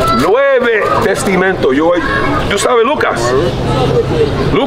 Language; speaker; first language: Spanish; early bilingual, heritage; Spanish